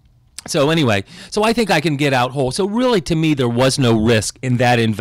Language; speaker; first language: English; native; English